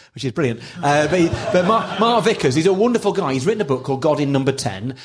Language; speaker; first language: English; native; English